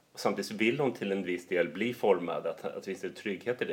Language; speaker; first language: Swedish; native; Swedish